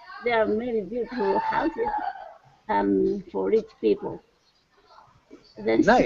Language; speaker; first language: English; non-native, learner; Japanese